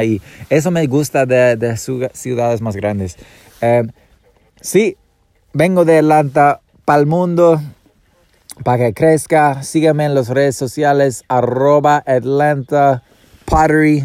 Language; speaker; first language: Spanish; non-native, fluent; English